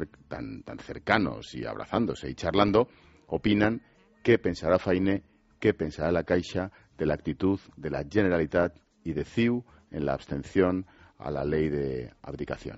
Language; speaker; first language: Spanish; native; Spanish